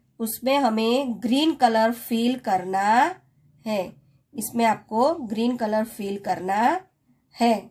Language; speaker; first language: Hindi; non-native, local second language; Gujarati